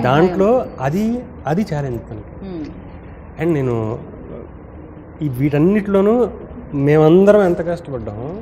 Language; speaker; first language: Telugu; native; Telugu